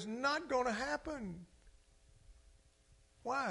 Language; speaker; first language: English; native; English